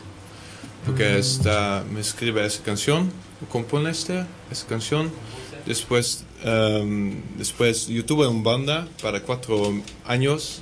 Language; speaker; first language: Spanish; non-native, learner; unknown